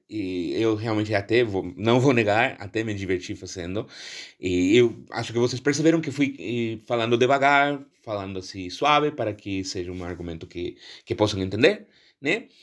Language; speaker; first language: Portuguese; non-native, fluent; Spanish